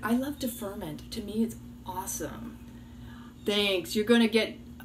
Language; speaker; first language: English; early bilingual, other home language; Italian